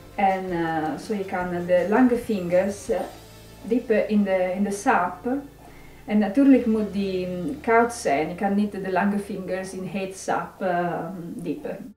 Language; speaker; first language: Dutch; non-native, fluent; Italian